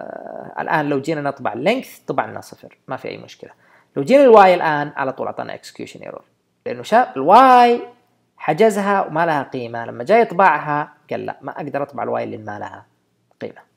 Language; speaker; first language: Arabic; native; Arabic